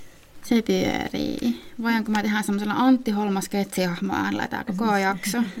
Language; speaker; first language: Finnish; native; Finnish